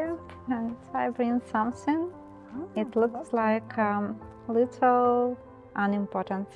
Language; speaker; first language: English; non-native, learner; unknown